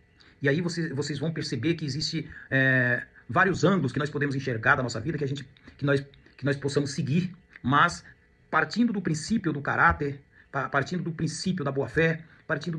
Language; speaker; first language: Portuguese; native; Portuguese